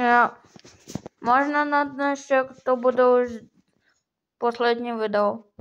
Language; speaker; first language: Czech; early bilingual, other home language; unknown